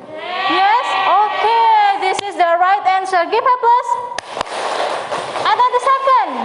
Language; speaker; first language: English; non-native, learner; Indonesian